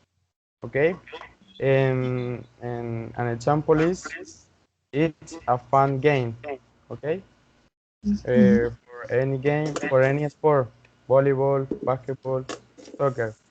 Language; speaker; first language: English; non-native, learner; Spanish